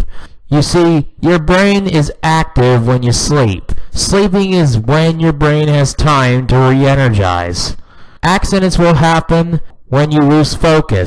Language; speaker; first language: English; native; English